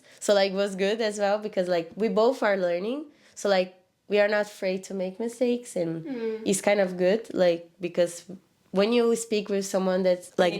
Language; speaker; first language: English; non-native, learner; Portuguese